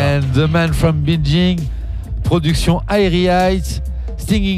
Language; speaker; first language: English; non-native, learner; French